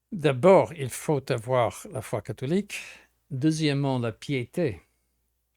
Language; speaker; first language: French; non-native, fluent; English